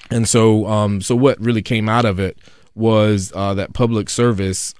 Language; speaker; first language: English; native; English